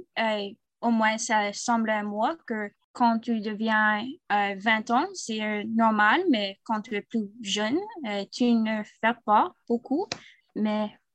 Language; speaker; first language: French; non-native, learner; English